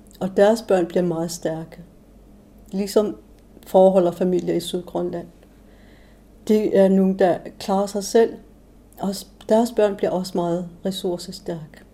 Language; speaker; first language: Danish; non-native, local second language; Kalaallisut